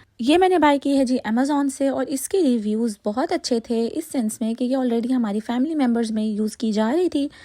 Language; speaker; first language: Urdu; native; Urdu